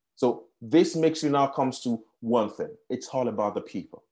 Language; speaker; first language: English; non-native, local second language; Yoruba